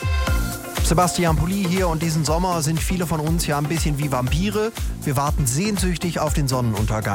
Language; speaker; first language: German; native; German